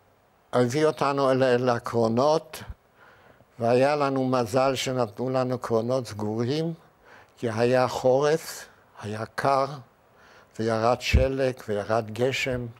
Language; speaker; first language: Hebrew; non-native, fluent; Yiddish